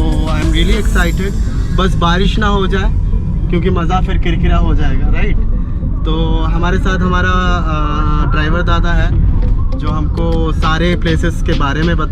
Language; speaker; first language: Hindi; non-native, local second language; Bangla